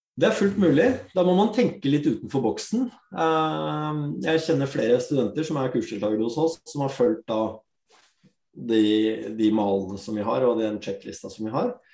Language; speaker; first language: Norwegian; early bilingual, other home language; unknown